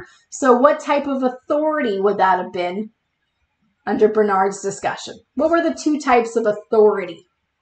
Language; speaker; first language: English; native; English